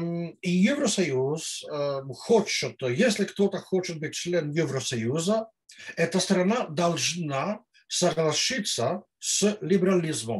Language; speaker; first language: Russian; non-native, fluent; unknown